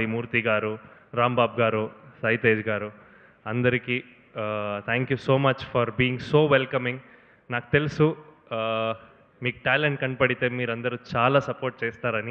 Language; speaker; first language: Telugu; non-native, learner; Kannada